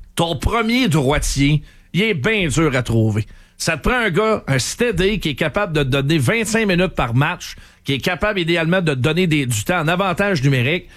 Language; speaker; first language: French; native; French